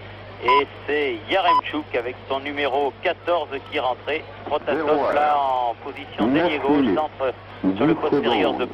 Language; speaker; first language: French; native; French